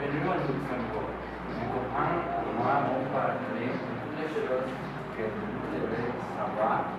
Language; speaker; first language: French; non-native, learner; Spanish